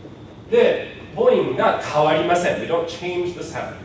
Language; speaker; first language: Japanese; non-native, fluent; English